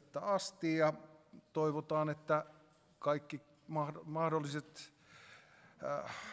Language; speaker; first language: Finnish; native; Finnish